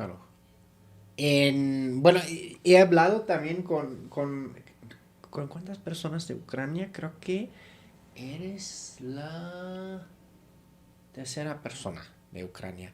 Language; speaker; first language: Spanish; non-native, fluent; German